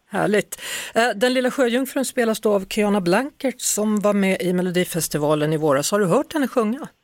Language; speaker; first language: Swedish; native; Swedish